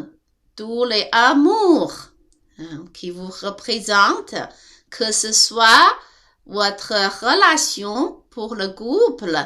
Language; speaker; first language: French; non-native, learner; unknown